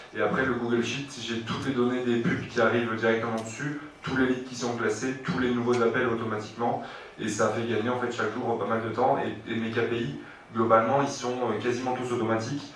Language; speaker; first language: French; native; French